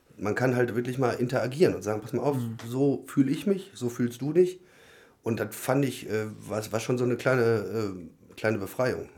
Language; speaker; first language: German; native; German